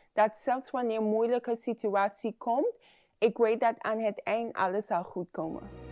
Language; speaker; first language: Dutch; non-native, fluent; English